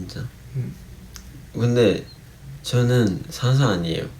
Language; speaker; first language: Korean; non-native, fluent; Japanese